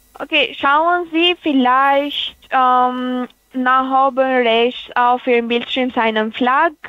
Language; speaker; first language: German; non-native, fluent; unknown